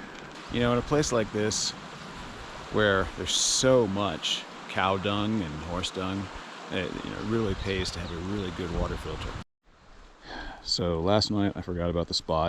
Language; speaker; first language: English; native; English